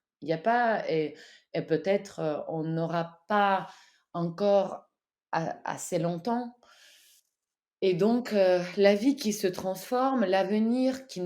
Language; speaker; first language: French; non-native, fluent; Ukrainian